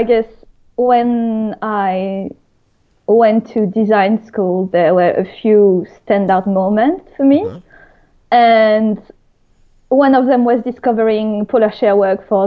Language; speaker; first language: English; non-native, fluent; French